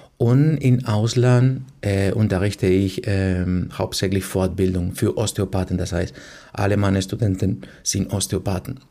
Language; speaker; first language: German; non-native, fluent; Spanish